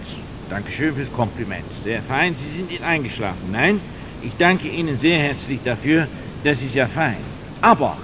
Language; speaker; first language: German; non-native, fluent; English